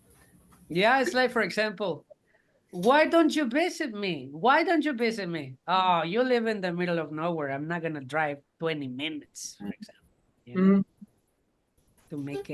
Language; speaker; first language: English; non-native, fluent; Spanish